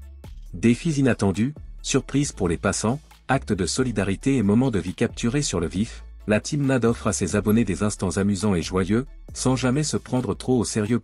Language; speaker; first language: French; native; French